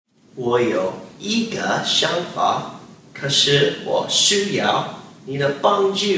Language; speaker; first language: Chinese; non-native, learner; English